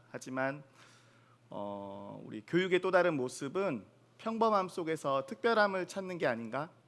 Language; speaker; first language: Korean; native; Korean